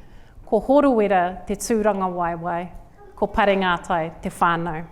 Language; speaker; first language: Māori; non-native, local second language; English